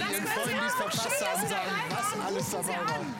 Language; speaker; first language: German; native; German